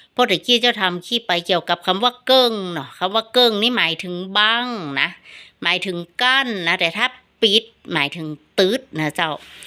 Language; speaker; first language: Thai; native; Thai